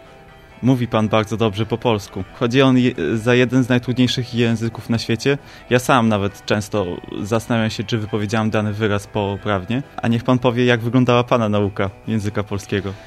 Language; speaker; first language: Polish; native; Polish